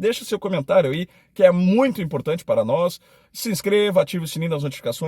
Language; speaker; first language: Portuguese; native; Portuguese